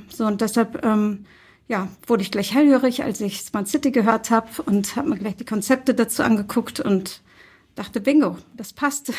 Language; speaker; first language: German; early bilingual, other home language; Turkish